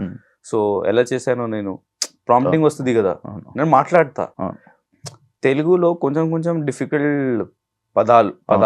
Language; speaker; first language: Telugu; non-native, learner; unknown